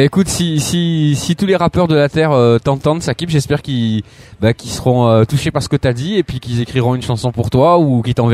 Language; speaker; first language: French; native; French